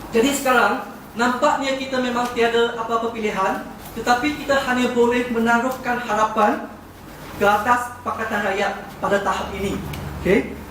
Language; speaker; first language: Malay; non-native, local second language; Chinese